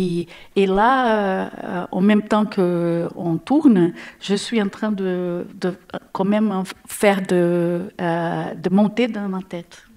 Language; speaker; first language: French; non-native, learner; Portuguese